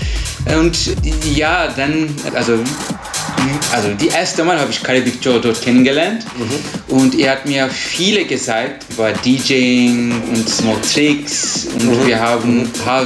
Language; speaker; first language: German; non-native, learner; Turkish